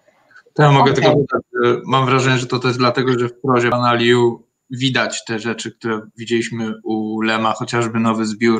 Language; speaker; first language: Polish; native; Polish